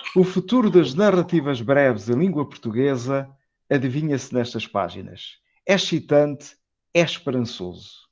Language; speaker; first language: Portuguese; native; Portuguese